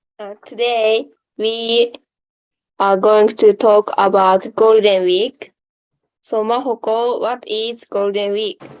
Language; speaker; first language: English; non-native, learner; Japanese